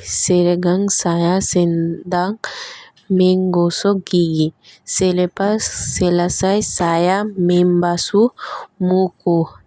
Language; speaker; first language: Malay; non-native, learner; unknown